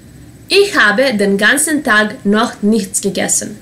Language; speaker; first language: German; non-native, fluent; Serbian